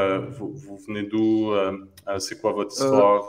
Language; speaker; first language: French; native; French